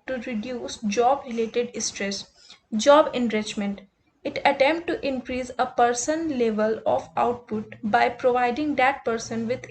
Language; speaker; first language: English; non-native, local second language; Hindi